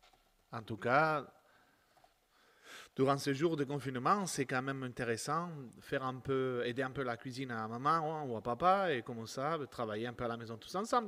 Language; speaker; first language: French; non-native, fluent; Spanish